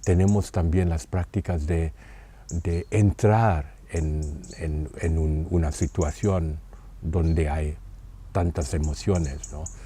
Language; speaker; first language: Spanish; non-native, fluent; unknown